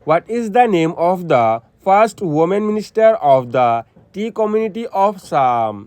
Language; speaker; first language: English; non-native, local second language; Assamese